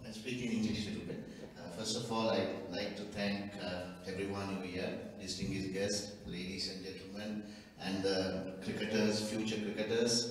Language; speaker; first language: English; non-native, local second language; Sinhala